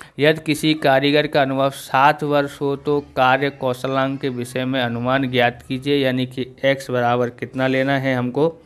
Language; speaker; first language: Hindi; non-native, local second language; Gujarati